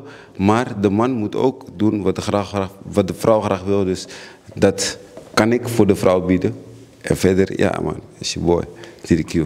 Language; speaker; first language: Dutch; native; Dutch